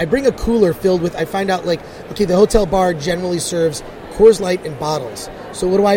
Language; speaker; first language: English; native; English